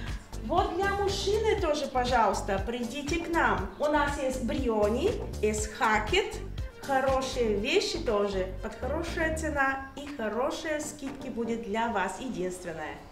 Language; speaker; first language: Russian; non-native, learner; Bulgarian